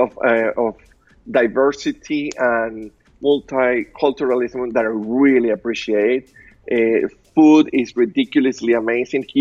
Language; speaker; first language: English; non-native, fluent; Spanish